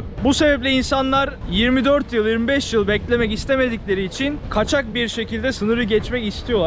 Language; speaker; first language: Turkish; native; Turkish